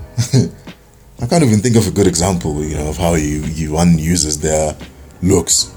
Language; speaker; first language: English; non-native, local second language; Zulu